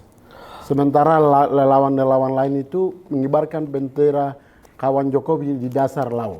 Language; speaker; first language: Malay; non-native, local second language; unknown